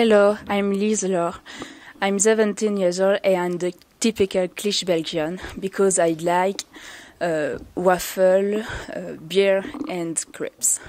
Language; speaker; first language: English; non-native, learner; French